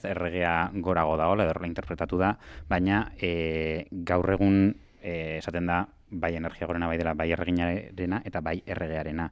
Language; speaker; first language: Basque; native; Basque